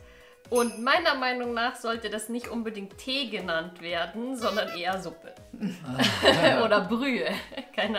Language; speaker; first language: German; native; German